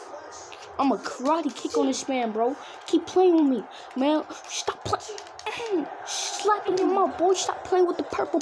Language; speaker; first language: English; native; English